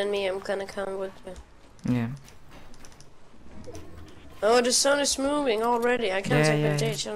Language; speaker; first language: English; non-native, fluent; Danish